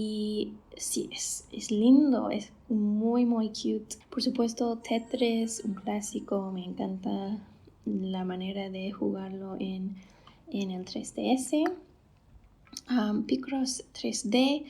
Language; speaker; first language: Spanish; non-native, fluent; English